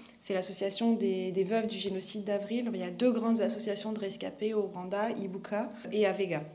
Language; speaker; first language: French; native; French